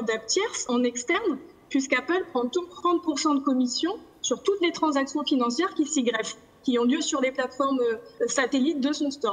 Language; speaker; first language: French; native; French